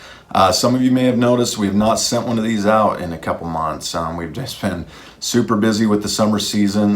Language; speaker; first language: English; native; English